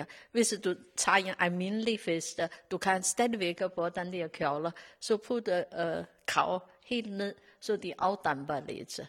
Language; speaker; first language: Danish; non-native, learner; Chinese